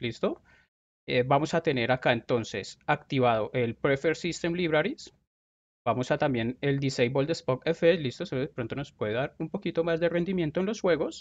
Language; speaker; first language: Spanish; native; Spanish